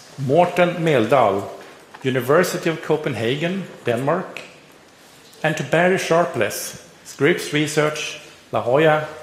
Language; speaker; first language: English; non-native, fluent; Swedish